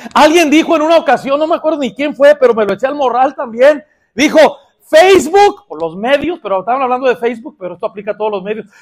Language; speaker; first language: Spanish; native; Spanish